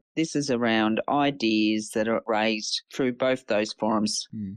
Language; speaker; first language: English; native; English